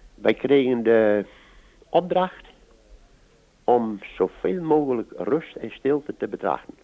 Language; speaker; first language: Dutch; non-native, local second language; Western Frisian